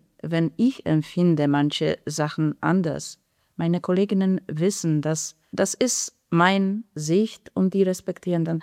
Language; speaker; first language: German; non-native, fluent; Polish